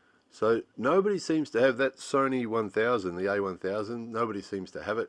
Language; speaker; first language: English; native; English